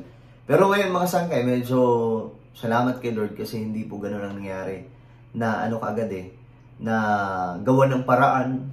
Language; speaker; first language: Filipino; native; Filipino